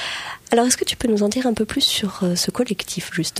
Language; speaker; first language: French; native; French